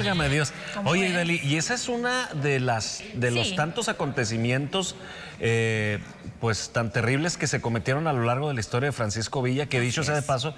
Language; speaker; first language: Spanish; native; Spanish